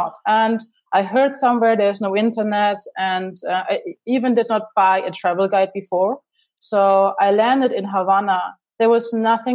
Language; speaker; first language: English; non-native, fluent; German